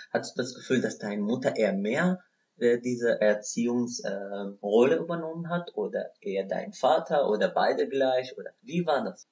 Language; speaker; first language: German; non-native, fluent; Arabic